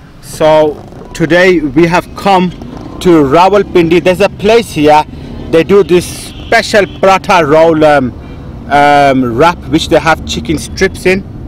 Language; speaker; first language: English; early bilingual, other home language; Hindi